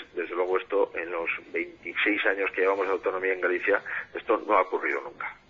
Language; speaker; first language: Spanish; native; Spanish